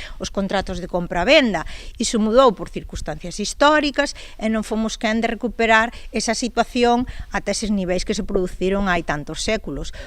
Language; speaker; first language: Galician; native; Galician